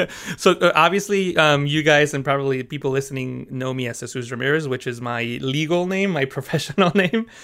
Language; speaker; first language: English; early bilingual, other home language; Spanish